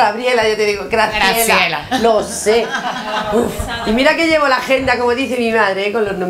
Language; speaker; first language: Spanish; native; Spanish